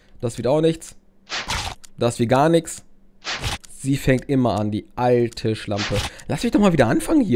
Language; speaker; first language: German; native; German